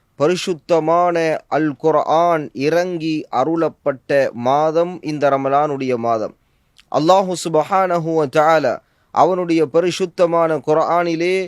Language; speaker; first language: Tamil; native; Tamil